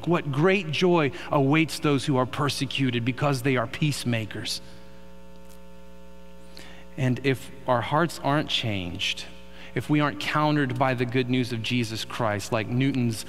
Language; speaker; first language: English; native; English